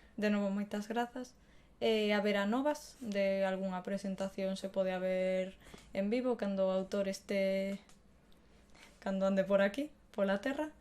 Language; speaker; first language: Galician; non-native, local second language; Spanish